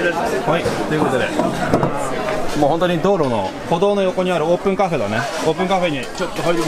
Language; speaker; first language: Japanese; native; Japanese